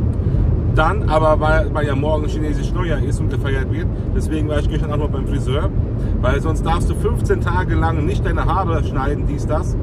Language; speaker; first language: German; native; German